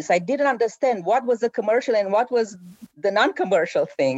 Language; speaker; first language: English; non-native, fluent; Romanian